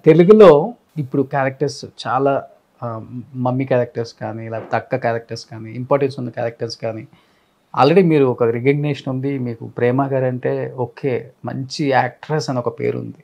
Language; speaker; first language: Telugu; native; Telugu